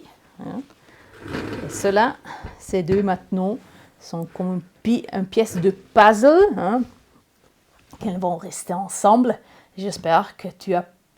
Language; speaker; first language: French; non-native, learner; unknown